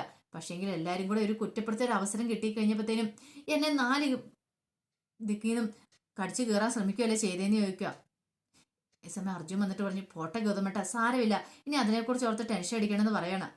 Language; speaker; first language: Malayalam; native; Malayalam